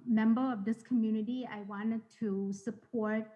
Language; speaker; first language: English; non-native, fluent; Thai